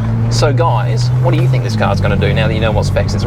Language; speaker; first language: English; native; English